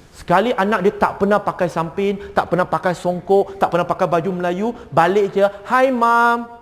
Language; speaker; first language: Malay; non-native, local second language; Cantonese